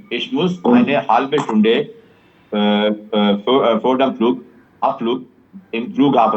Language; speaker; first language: German; non-native, fluent; Urdu